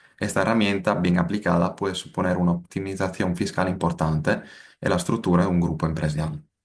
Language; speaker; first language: Spanish; non-native, fluent; Italian